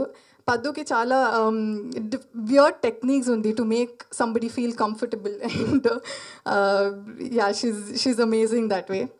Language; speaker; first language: Telugu; non-native, learner; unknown